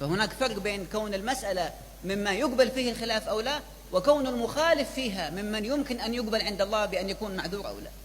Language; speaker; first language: Arabic; native; Arabic